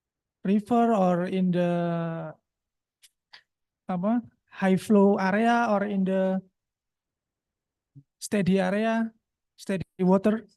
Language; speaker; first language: English; non-native, local second language; Indonesian